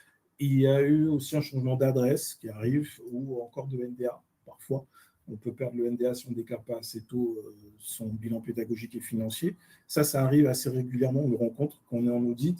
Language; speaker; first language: French; native; French